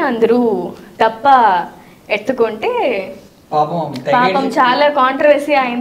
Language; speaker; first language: Telugu; non-native, learner; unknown